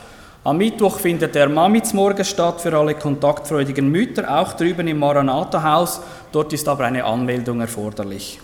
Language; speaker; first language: German; native; German